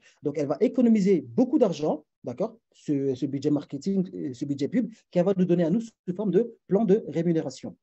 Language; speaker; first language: French; native; French